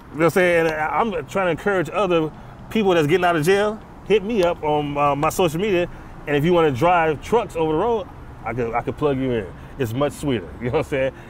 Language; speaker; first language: English; native; English